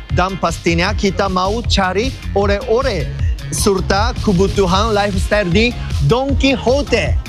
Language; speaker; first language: Indonesian; non-native, fluent; Japanese